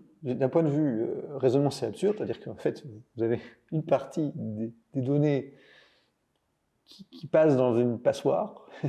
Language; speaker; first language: French; native; French